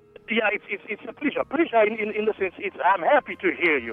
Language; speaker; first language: English; non-native, fluent; Haitian Creole